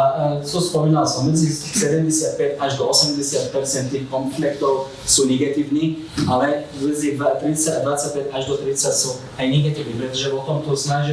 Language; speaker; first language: Slovak; non-native, fluent; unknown